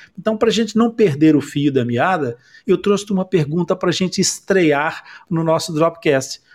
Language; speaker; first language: Portuguese; native; Portuguese